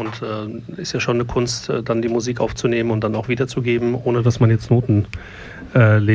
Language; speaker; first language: German; native; German